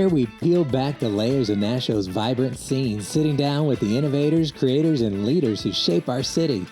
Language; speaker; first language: English; native; English